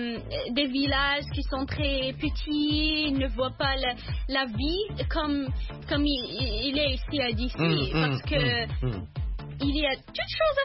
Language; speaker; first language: French; non-native, learner; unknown